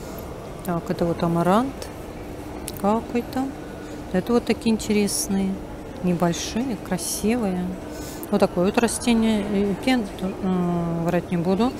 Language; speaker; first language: Russian; native; Russian